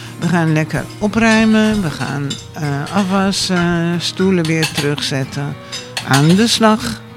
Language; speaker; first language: Dutch; native; Dutch